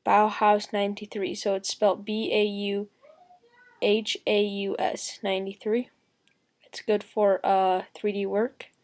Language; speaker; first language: English; native; English